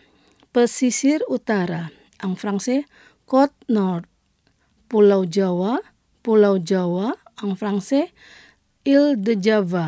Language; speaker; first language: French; non-native, fluent; Indonesian